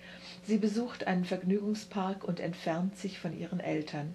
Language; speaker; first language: German; native; German